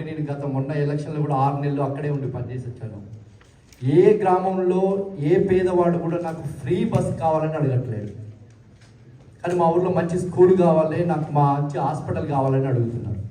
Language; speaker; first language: Telugu; native; Telugu